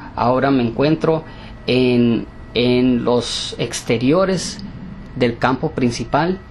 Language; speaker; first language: Spanish; early bilingual, heritage; Spanish